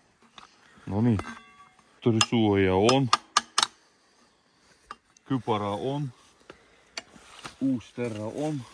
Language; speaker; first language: Finnish; non-native, learner; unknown